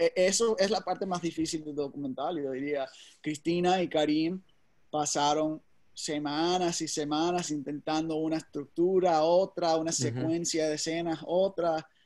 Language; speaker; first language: Spanish; early bilingual, heritage; Spanish